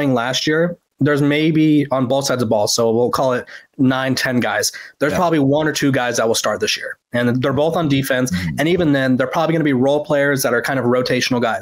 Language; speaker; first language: English; native; English